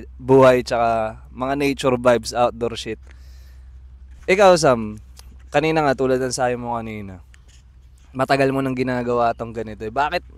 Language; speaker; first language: Filipino; native; Filipino